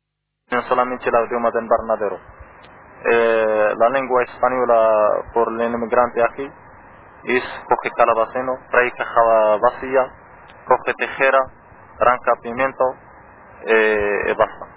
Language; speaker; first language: Spanish; non-native, learner; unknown